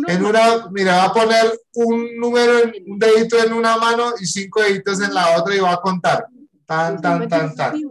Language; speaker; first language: Spanish; native; Spanish